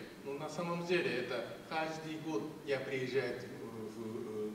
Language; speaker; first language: Russian; non-native, fluent; Japanese